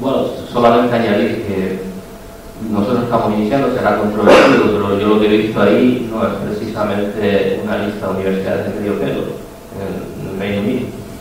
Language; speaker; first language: Spanish; native; Spanish